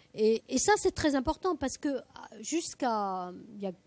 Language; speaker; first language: French; native; French